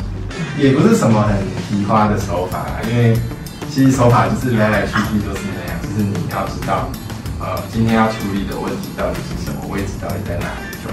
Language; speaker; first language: Chinese; native; Chinese